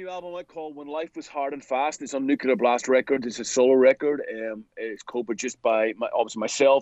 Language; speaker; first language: English; native; English